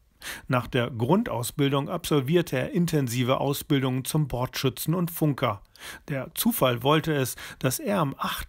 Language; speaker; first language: German; native; German